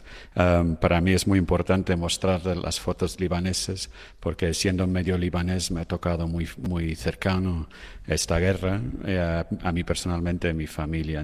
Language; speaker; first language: Spanish; non-native, fluent; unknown